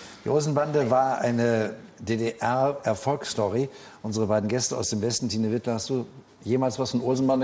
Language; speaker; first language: German; native; German